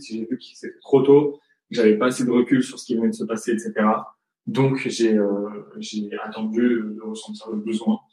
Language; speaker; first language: French; native; French